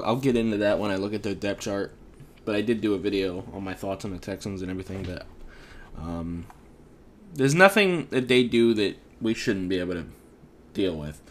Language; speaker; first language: English; native; English